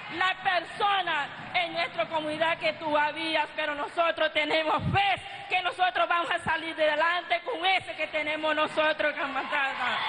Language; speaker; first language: Spanish; non-native, local second language; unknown